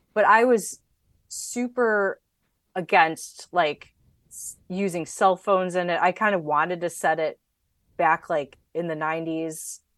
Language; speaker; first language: English; native; English